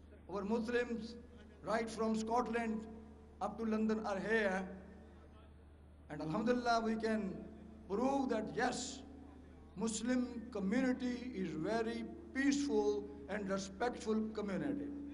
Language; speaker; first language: English; non-native, local second language; Urdu